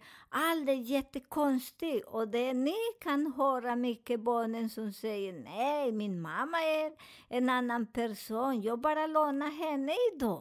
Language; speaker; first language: Swedish; non-native, learner; Spanish